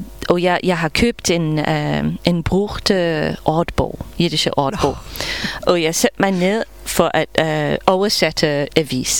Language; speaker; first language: Danish; non-native, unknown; English